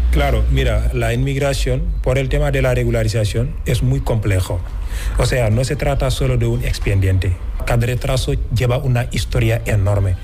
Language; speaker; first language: Spanish; non-native, fluent; Wolof